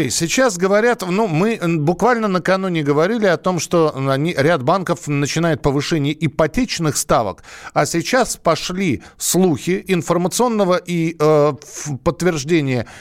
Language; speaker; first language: Russian; native; Russian